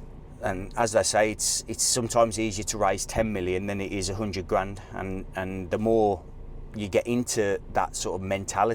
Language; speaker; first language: English; native; English